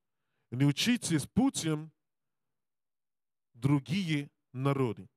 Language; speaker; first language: Russian; non-native, learner; English